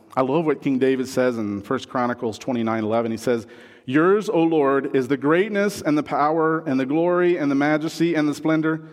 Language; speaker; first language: English; non-native, fluent; French